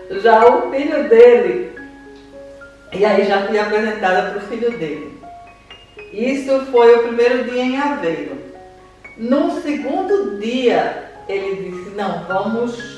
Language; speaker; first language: Portuguese; native; Portuguese